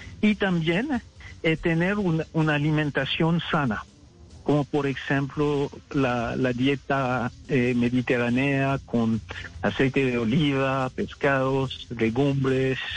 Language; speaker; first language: Spanish; non-native, fluent; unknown